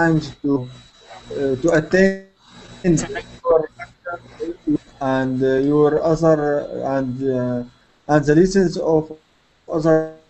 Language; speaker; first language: English; non-native, learner; Arabic